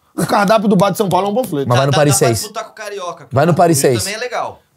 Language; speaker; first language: Portuguese; native; Portuguese